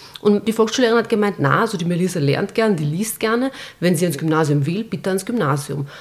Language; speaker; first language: German; early bilingual, other home language; Bosnian